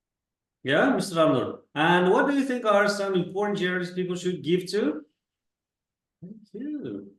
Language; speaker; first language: English; non-native, fluent; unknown